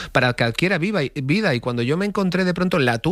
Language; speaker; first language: Spanish; native; Spanish